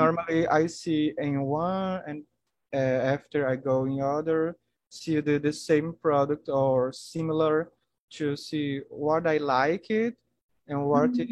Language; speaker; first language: English; non-native, learner; Portuguese